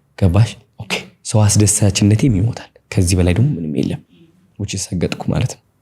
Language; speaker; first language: Amharic; non-native, local second language; Tigrinya